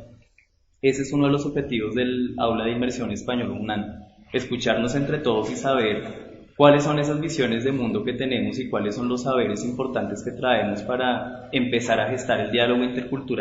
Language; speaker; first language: Spanish; native; Spanish